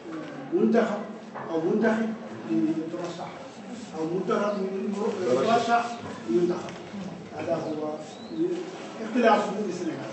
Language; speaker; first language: Arabic; non-native, fluent; Wolof